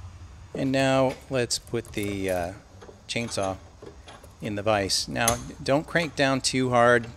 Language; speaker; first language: English; native; English